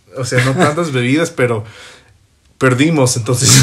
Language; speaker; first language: Spanish; non-native, fluent; English